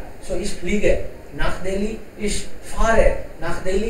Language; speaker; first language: Hindi; non-native, local second language; Gujarati